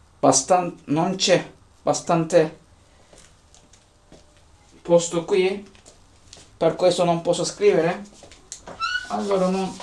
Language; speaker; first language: Italian; non-native, learner; Turkish